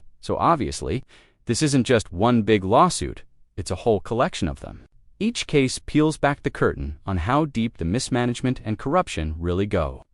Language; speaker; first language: English; native; English